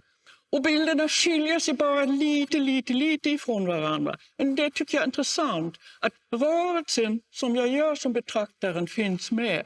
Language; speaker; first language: Swedish; non-native, fluent; German